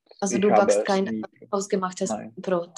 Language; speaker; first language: German; non-native, fluent; Czech